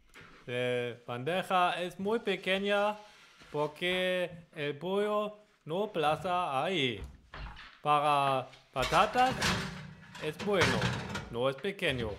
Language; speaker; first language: Spanish; non-native, learner; German